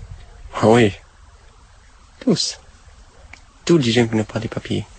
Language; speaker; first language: French; non-native, learner; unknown